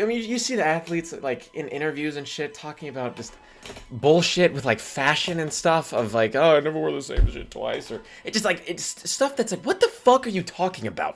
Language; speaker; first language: English; native; English